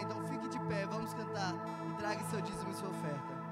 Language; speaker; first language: Portuguese; native; Portuguese